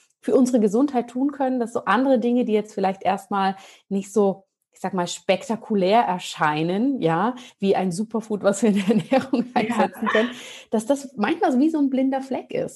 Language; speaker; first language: German; native; German